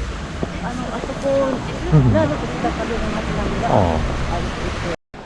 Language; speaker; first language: Japanese; native; Japanese